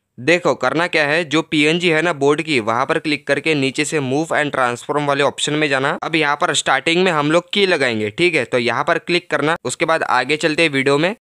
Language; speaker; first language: Hindi; native; Hindi